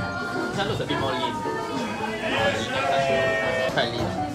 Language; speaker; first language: Japanese; non-native, learner; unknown